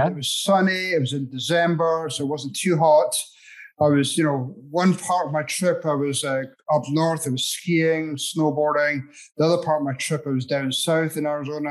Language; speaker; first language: English; native; English